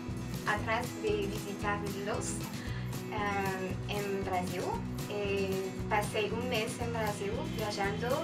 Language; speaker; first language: Portuguese; non-native, learner; French